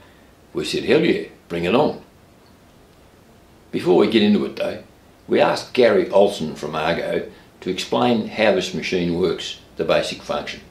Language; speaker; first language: English; native; English